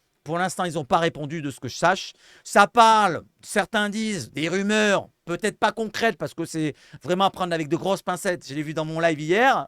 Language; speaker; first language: French; native; French